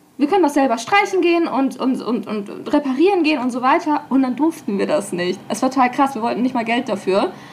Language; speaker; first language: German; native; German